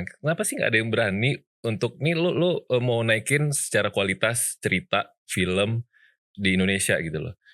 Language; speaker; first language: Indonesian; native; Indonesian